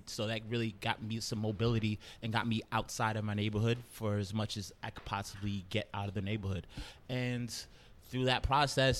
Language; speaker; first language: English; native; English